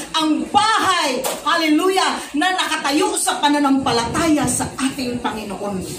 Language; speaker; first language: Filipino; non-native, local second language; Cebuano